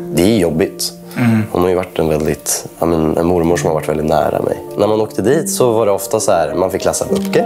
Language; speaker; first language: Swedish; native; Swedish